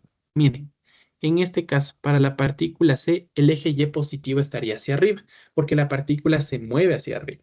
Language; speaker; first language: Spanish; native; Spanish